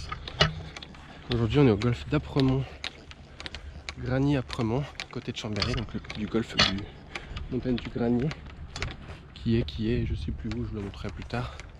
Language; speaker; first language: French; native; French